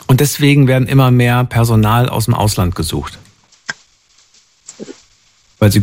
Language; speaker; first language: German; native; German